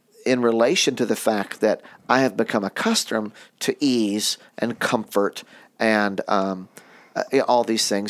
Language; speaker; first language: English; native; English